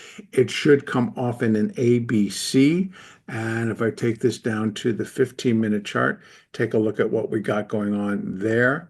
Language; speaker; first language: English; native; English